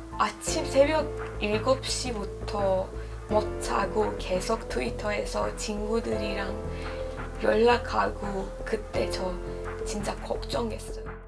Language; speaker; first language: Korean; non-native, fluent; Persian